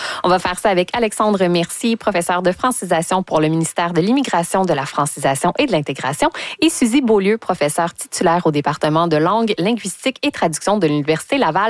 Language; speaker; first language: French; native; French